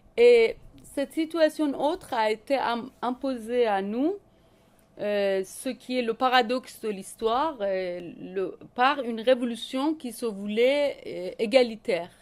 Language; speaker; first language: French; non-native, fluent; Persian